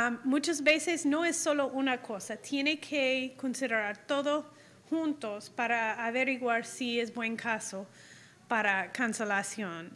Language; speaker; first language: Spanish; non-native, fluent; English